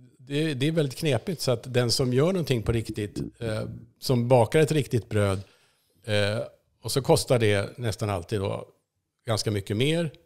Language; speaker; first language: Swedish; native; Swedish